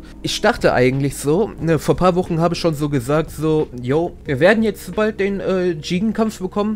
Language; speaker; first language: German; native; German